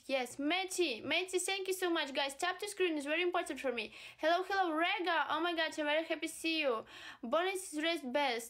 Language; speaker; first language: English; non-native, learner; Russian